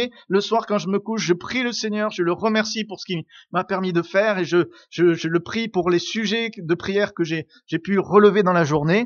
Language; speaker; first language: French; native; French